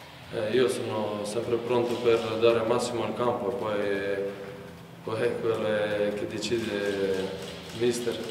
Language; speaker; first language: Italian; non-native, learner; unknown